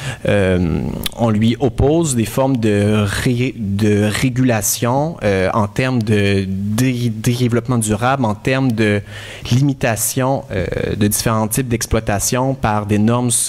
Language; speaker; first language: French; native; French